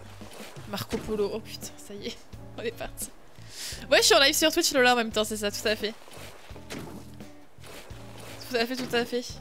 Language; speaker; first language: French; native; French